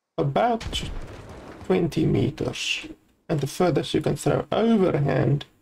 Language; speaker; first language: English; native; English